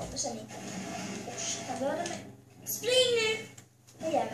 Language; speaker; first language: Swedish; early bilingual, other home language; Albanian